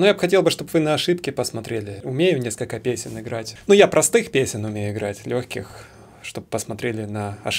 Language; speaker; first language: Russian; native; Russian